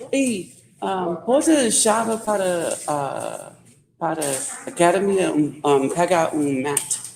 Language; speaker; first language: Portuguese; non-native, learner; English